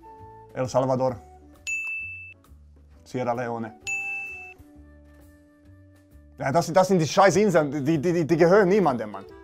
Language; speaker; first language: German; non-native, fluent; Finnish